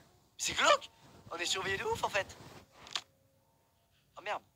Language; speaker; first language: French; native; French